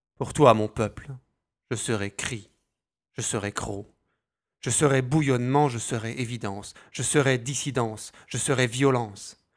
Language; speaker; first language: French; native; French